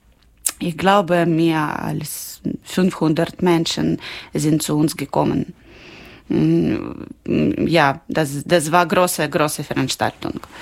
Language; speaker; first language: German; non-native, learner; Ukrainian